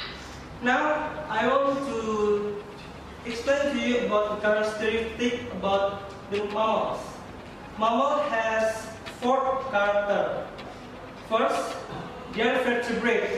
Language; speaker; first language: English; non-native, learner; Indonesian